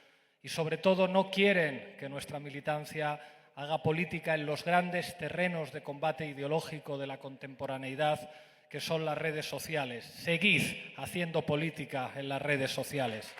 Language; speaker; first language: Spanish; native; Spanish